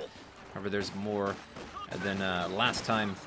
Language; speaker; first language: English; native; English